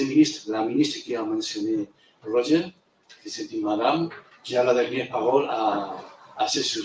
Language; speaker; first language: French; non-native, fluent; Spanish